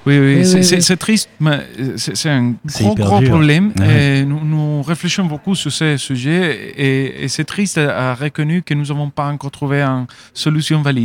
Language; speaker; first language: French; non-native, fluent; Spanish